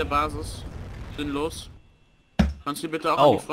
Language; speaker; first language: German; native; German